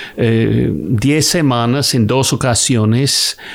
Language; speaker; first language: Spanish; non-native, fluent; English